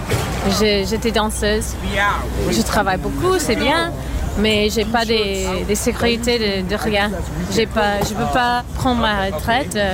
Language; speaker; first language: French; non-native, fluent; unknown